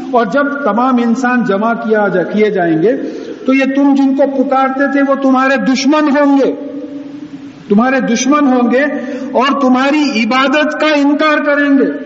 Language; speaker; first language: Urdu; native; Urdu